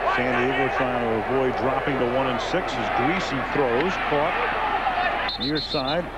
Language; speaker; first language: English; native; English